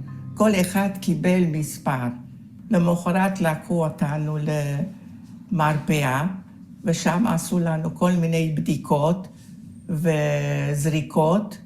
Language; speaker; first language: Hebrew; early bilingual, other home language; Hungarian